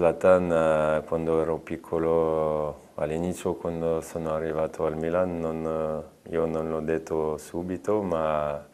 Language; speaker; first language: Italian; non-native, fluent; French